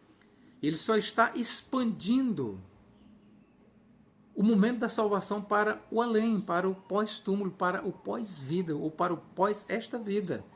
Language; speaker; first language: Portuguese; native; Portuguese